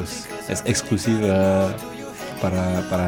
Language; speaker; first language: Spanish; early bilingual, heritage; Spanish